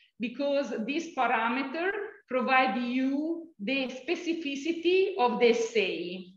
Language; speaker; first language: English; non-native, fluent; Italian